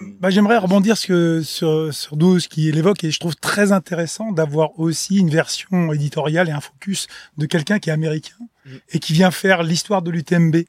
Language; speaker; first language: French; native; French